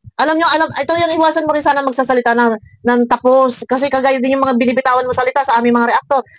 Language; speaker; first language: Filipino; native; Filipino